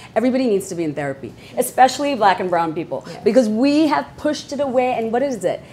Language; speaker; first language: English; non-native, local second language; Bangla